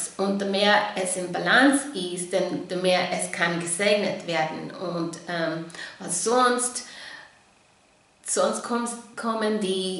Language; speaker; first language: German; non-native, fluent; English